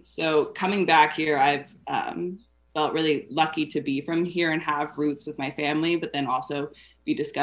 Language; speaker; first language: English; native; English